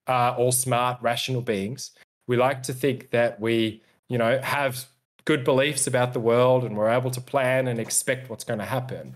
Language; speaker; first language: English; native; English